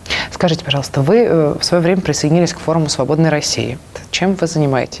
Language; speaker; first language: Russian; native; Russian